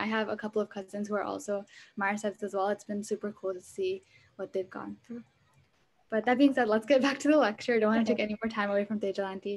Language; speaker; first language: English; early bilingual, other home language; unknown